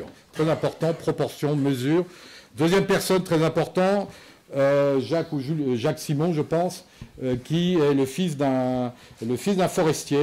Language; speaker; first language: French; native; French